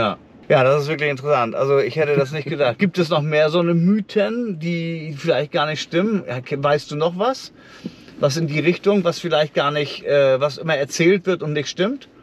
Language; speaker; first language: German; native; German